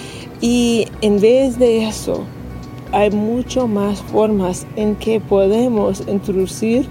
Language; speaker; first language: Spanish; non-native, learner; English